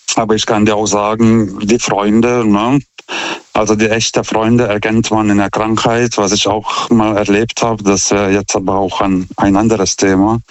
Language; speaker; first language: German; non-native, fluent; Lithuanian